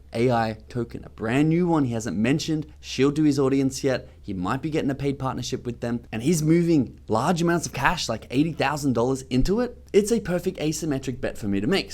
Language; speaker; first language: English; native; English